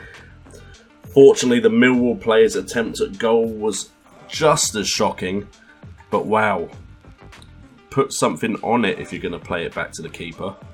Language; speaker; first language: English; native; English